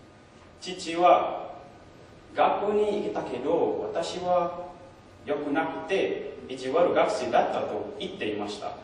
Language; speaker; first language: Japanese; non-native, learner; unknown